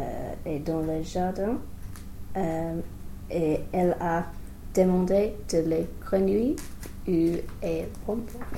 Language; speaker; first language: French; non-native, learner; English